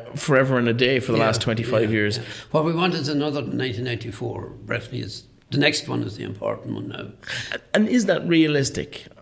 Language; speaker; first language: English; native; English